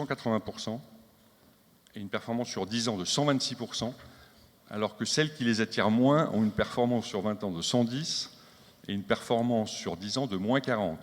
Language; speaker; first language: French; native; French